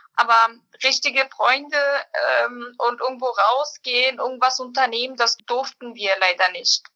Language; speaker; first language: German; early bilingual, other home language; Bosnian